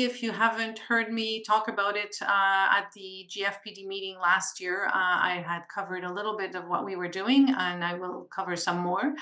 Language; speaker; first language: English; non-native, local second language; French